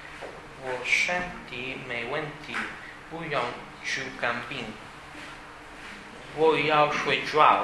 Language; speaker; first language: Chinese; non-native, learner; Italian